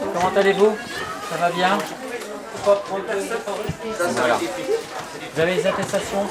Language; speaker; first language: French; native; French